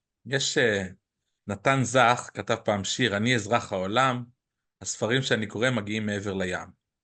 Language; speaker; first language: Hebrew; native; Hebrew